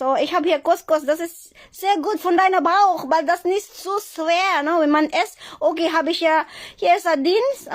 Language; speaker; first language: German; non-native, fluent; Cebuano